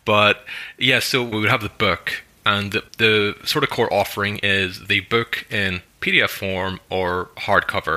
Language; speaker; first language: English; native; English